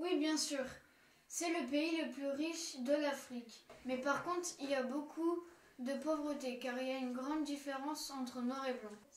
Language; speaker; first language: French; non-native, learner; German